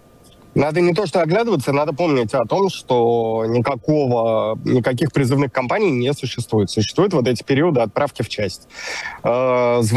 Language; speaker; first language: Russian; native; Russian